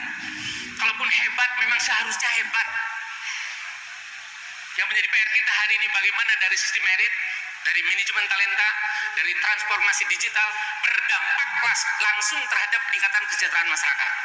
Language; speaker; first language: Indonesian; non-native, local second language; Sundanese